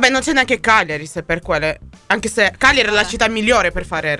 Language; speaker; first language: Italian; native; Italian